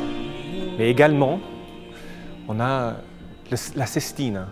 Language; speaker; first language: French; non-native, fluent; English